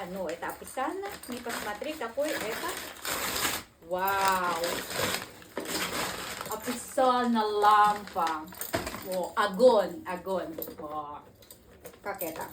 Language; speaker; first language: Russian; non-native, learner; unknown